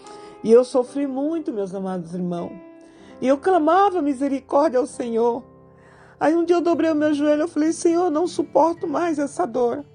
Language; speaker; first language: Portuguese; native; Portuguese